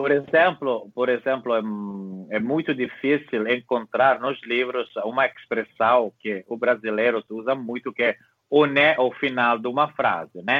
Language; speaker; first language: Portuguese; non-native, fluent; Italian